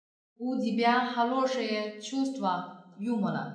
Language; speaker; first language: Russian; non-native, fluent; Chinese